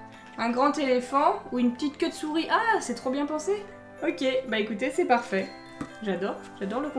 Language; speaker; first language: French; native; French